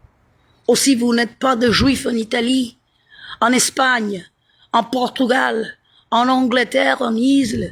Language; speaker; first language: French; non-native, learner; Italian